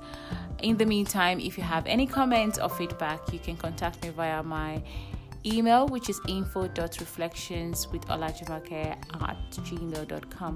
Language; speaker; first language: English; non-native, local second language; Yoruba